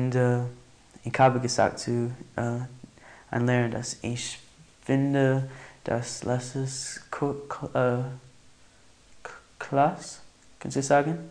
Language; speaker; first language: German; non-native, learner; English